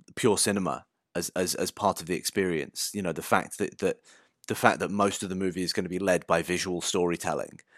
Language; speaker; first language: English; native; English